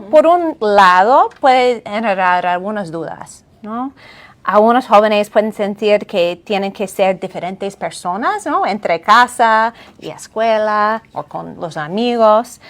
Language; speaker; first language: Spanish; non-native, fluent; English